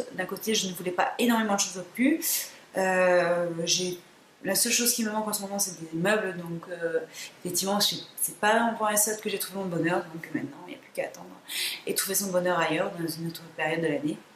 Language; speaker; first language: French; native; French